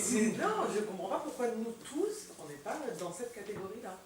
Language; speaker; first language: French; native; French